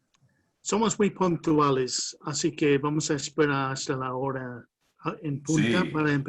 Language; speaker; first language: Spanish; non-native, fluent; English